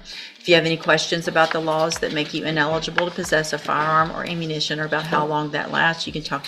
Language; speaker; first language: English; native; English